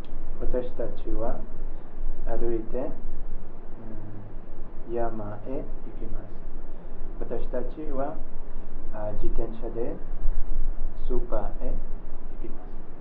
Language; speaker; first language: Japanese; non-native, learner; Spanish